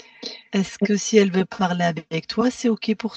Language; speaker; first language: French; native; French